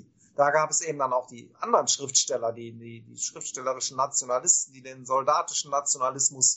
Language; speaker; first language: German; native; German